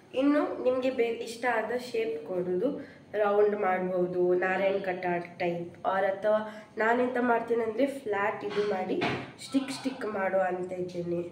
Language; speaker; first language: Kannada; non-native, local second language; Konkani